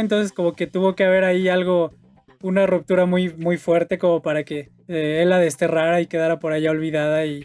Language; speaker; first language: Spanish; native; Spanish